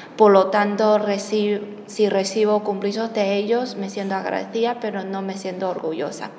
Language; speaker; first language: Spanish; non-native, fluent; Chinese